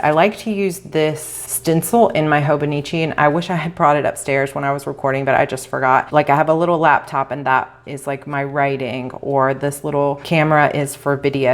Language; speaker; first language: English; native; English